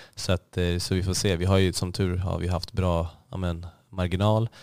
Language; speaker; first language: Swedish; native; Swedish